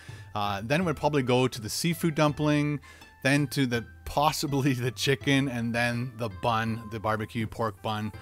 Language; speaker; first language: English; native; English